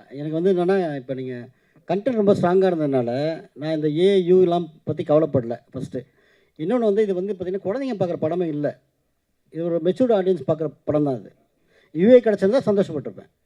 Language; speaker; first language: Tamil; native; Tamil